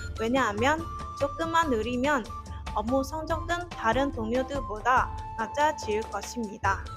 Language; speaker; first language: Korean; non-native, learner; Vietnamese